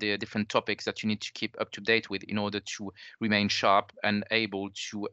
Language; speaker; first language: English; non-native, fluent; French